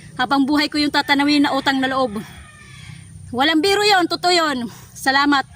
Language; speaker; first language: Filipino; non-native, local second language; Waray